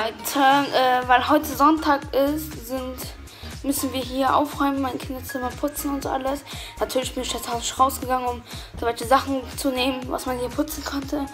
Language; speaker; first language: German; early bilingual, other home language; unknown